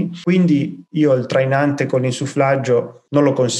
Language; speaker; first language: Italian; native; Italian